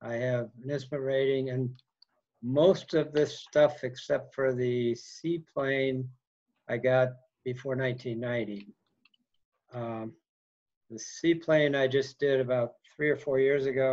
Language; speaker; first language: English; native; English